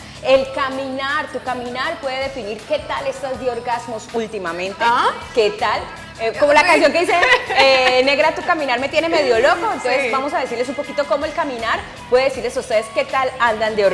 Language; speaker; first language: Spanish; native; Spanish